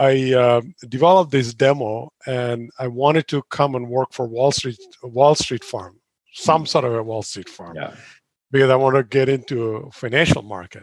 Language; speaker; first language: English; non-native, local second language; Bangla